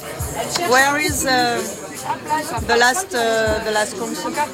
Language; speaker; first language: English; non-native, learner; French